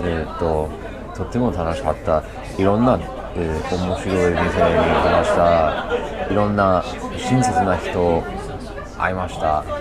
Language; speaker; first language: Japanese; non-native, learner; English